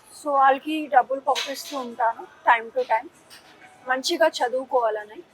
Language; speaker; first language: Telugu; non-native, local second language; Punjabi